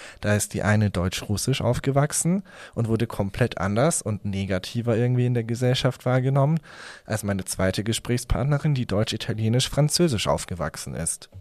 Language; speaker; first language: German; early bilingual, other home language; Hungarian